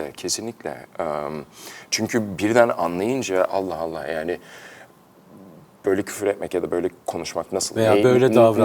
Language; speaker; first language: Turkish; early bilingual, heritage; Turkish